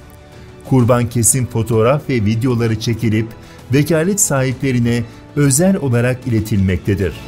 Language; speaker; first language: Turkish; native; Turkish